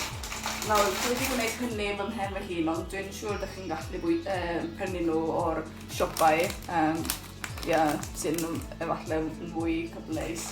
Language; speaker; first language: Welsh; non-native, learner; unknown